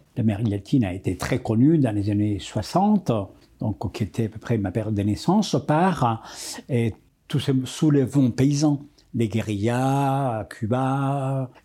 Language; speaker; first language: French; non-native, fluent; Spanish